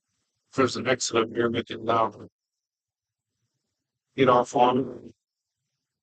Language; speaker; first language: English; native; English